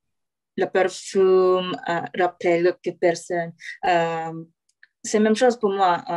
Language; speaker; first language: French; non-native, learner; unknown